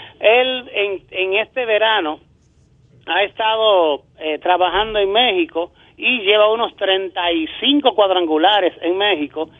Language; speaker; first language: Spanish; native; Spanish